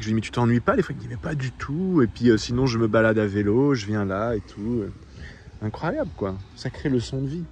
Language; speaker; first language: French; native; French